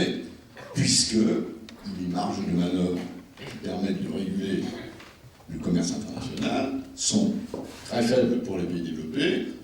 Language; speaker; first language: French; native; French